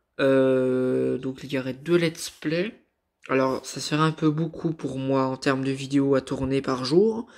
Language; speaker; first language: French; native; French